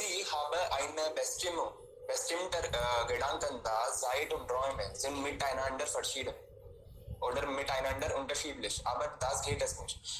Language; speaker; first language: German; non-native, learner; Hindi